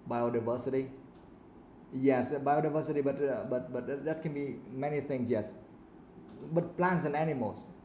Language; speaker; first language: English; non-native, fluent; Vietnamese